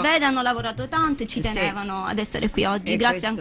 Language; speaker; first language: Italian; native; Italian